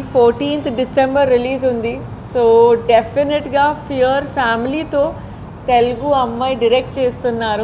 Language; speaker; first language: Telugu; non-native, fluent; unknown